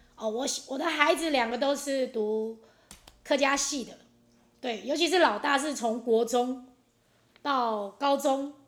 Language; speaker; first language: Chinese; non-native, local second language; Hakka Chinese